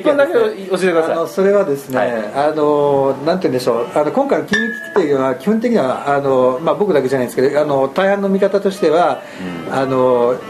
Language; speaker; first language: Japanese; non-native, fluent; Italian